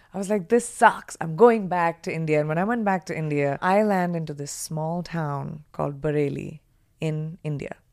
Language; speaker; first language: English; non-native, local second language; Hindi